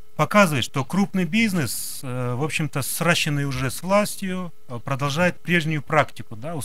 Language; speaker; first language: Russian; non-native, local second language; Kyrgyz